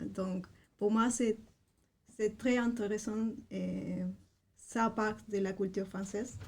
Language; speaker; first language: French; non-native, fluent; Spanish